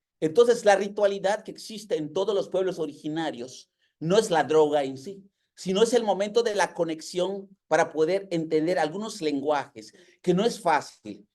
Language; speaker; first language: Spanish; non-native, local second language; Yucateco